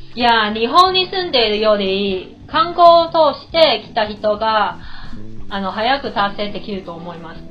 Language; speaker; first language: Japanese; non-native, fluent; Chinese